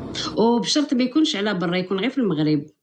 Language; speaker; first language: Arabic; native; Arabic